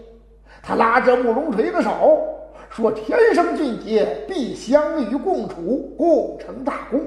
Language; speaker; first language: Chinese; native; Chinese